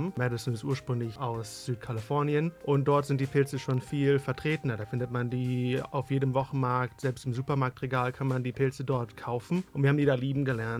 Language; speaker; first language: German; native; German